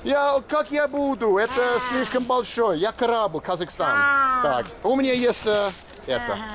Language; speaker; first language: Russian; non-native, learner; English